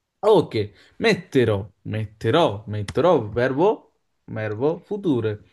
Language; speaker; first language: Italian; non-native, fluent; Bangla